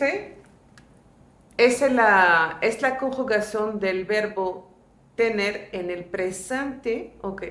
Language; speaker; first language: Spanish; non-native, fluent; French